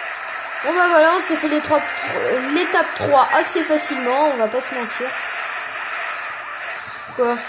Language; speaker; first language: French; native; French